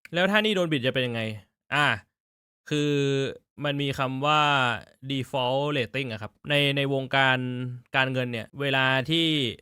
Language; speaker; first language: Thai; native; Thai